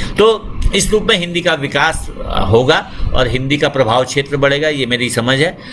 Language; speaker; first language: Hindi; native; Hindi